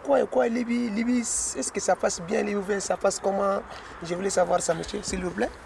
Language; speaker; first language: French; non-native, learner; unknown